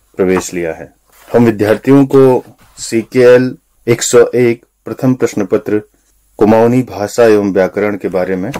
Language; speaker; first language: Hindi; non-native, local second language; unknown